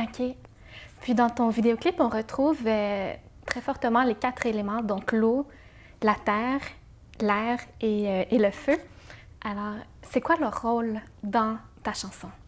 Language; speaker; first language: French; native; French